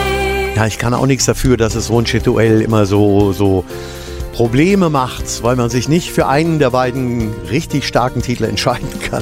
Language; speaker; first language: German; native; German